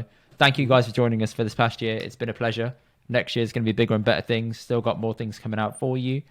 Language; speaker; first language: English; early bilingual, other home language; Punjabi